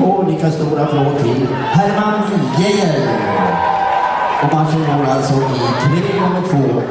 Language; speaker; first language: Swedish; native; Swedish